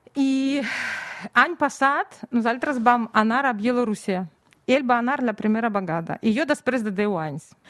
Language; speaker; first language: Catalan; non-native, fluent; Russian